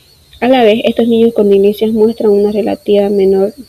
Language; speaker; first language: Spanish; native; Spanish